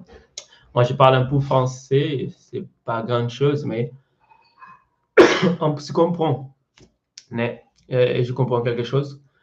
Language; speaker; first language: French; non-native, learner; Portuguese